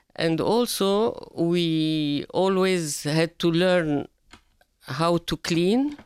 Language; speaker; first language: English; non-native, fluent; Arabic